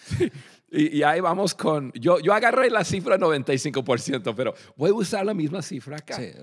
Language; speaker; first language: Spanish; non-native, fluent; English